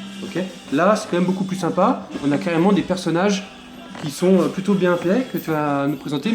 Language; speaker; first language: French; native; French